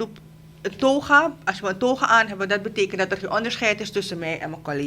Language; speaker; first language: Dutch; native; Dutch